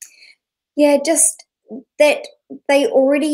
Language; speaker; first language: English; native; English